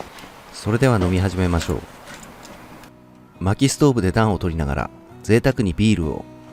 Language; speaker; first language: Japanese; native; Japanese